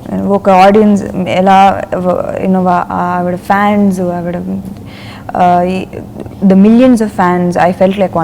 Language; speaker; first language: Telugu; non-native, fluent; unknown